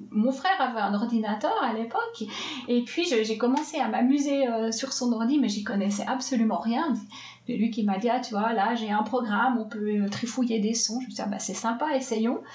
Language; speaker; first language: French; native; French